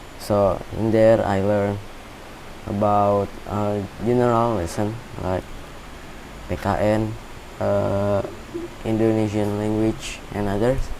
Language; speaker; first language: English; non-native, learner; Indonesian